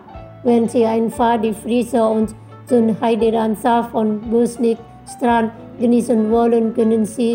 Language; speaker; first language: German; non-native, fluent; Indonesian